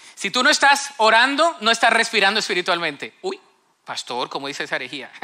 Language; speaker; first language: Spanish; native; Spanish